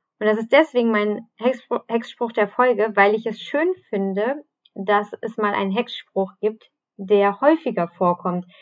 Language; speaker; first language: German; native; German